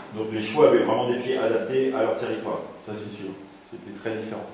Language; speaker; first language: French; native; French